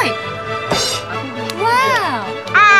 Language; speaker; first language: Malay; non-native, learner; Japanese